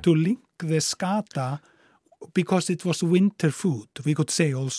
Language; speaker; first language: English; non-native, fluent; Icelandic